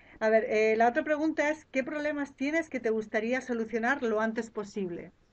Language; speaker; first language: Spanish; native; Spanish